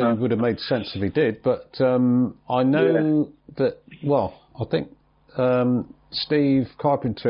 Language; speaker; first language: English; native; English